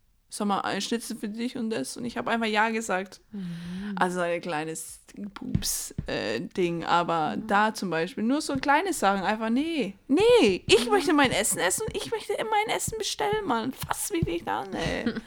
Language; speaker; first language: German; non-native, fluent; English